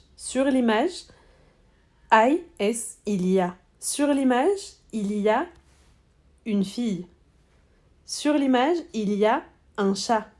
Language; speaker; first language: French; non-native, fluent; Spanish